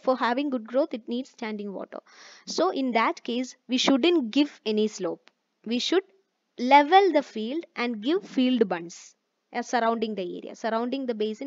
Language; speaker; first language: English; non-native, local second language; Malayalam